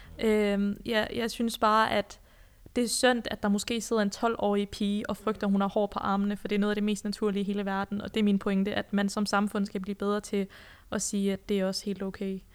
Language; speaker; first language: Danish; early bilingual, other home language; Persian